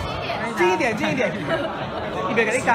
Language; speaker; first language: Chinese; native; Chinese